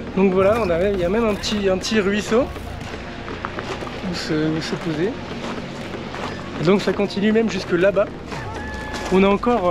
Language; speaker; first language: French; native; French